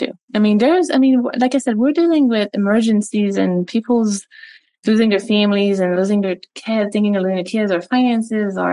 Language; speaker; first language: English; non-native, fluent; French